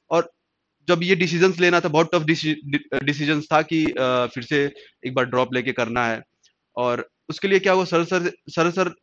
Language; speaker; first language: Hindi; native; Hindi